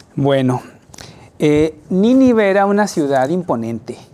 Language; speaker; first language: Spanish; native; Spanish